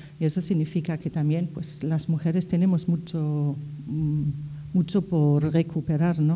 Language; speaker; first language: Spanish; non-native, fluent; German